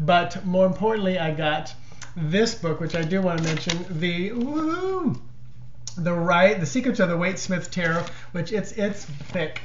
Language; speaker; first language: English; native; English